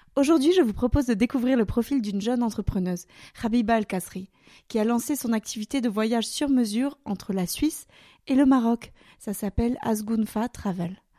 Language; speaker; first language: French; native; French